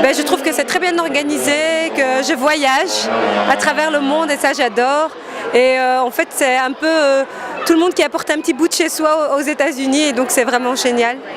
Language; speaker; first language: French; native; French